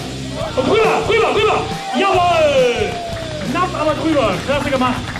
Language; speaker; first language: German; native; German